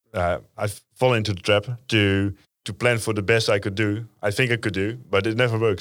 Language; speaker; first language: English; non-native, fluent; Dutch